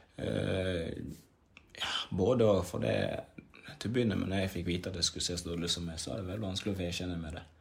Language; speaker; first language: Norwegian; early bilingual, other home language; Swahili